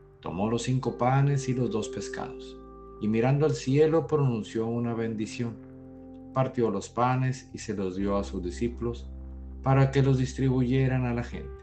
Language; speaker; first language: Spanish; native; Spanish